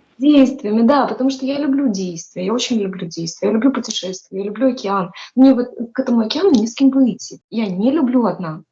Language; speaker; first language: Russian; native; Russian